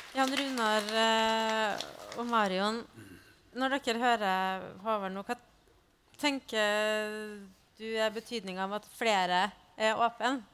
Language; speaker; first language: Norwegian; native; Norwegian